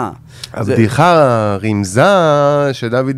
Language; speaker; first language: Hebrew; native; Hebrew